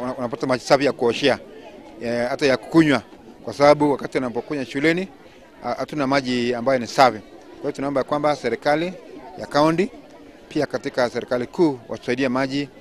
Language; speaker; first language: Swahili; non-native, local second language; Kalenjin